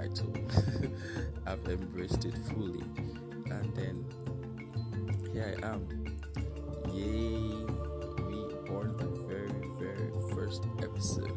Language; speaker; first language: English; non-native, local second language; Yoruba